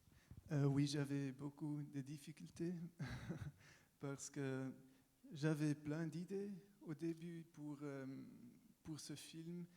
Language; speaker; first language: French; non-native, local second language; German